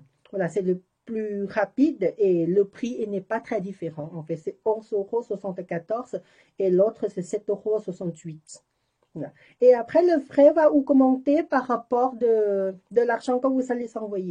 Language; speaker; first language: French; non-native, learner; Thai